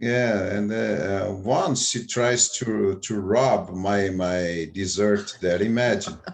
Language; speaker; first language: English; non-native, fluent; Portuguese